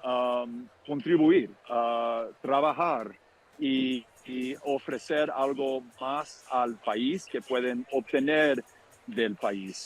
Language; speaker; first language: Spanish; non-native, fluent; English